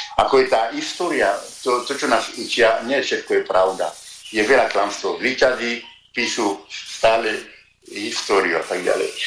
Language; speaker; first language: Slovak; non-native, fluent; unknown